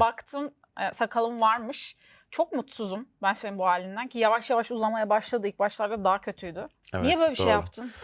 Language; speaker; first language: Turkish; native; Turkish